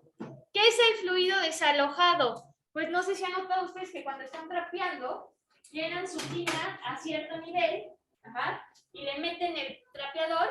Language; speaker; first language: Spanish; native; Spanish